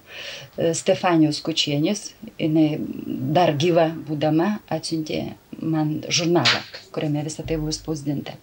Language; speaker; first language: Lithuanian; native; Lithuanian